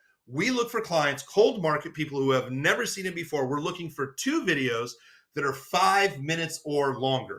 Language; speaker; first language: English; native; English